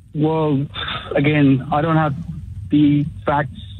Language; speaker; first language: English; early bilingual, other home language; Urdu